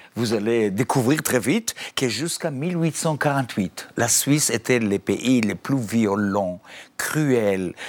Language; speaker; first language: French; non-native, fluent; Hebrew